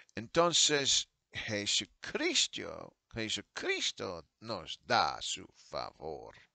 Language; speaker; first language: Spanish; non-native, fluent; English